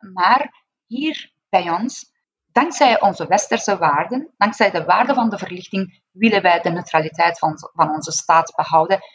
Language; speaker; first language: Dutch; non-native, fluent; Persian